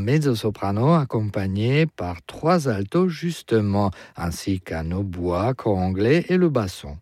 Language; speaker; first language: French; non-native, fluent; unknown